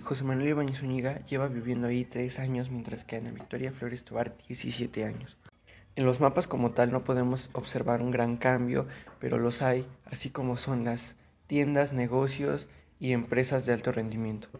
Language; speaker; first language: Spanish; native; Spanish